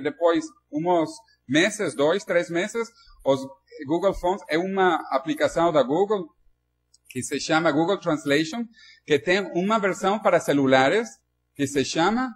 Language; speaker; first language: Spanish; non-native, learner; Portuguese